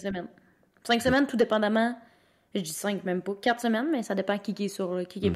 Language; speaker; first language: French; native; French